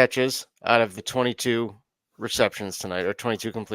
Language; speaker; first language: English; native; English